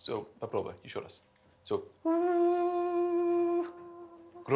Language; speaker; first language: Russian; non-native, learner; English